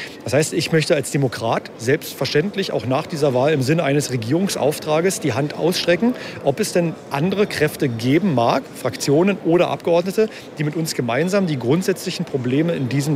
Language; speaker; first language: German; native; German